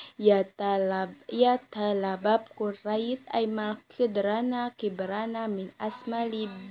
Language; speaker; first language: Arabic; non-native, learner; Indonesian